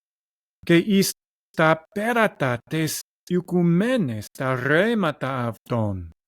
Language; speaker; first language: Greek; non-native, learner; English